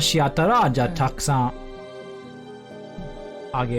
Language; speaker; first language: Japanese; non-native, learner; English